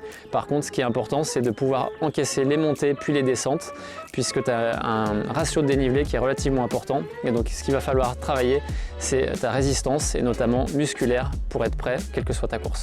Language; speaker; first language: French; native; French